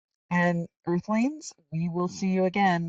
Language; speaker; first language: English; native; English